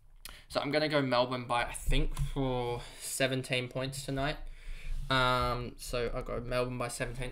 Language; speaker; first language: English; native; English